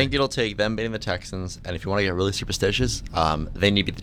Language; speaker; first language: English; native; English